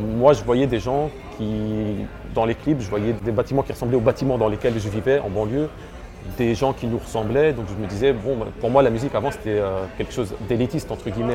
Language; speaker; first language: French; early bilingual, other home language; Arabic